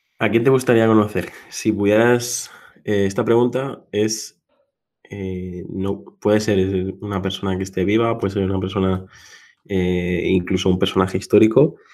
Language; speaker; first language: Spanish; non-native, local second language; Catalan